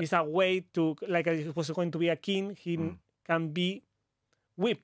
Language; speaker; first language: English; non-native, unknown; Spanish